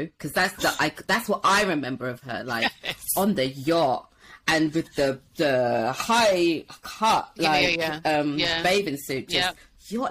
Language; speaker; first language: English; native; English